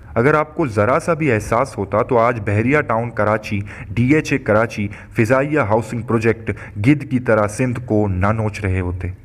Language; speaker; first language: Urdu; non-native, local second language; Baluchi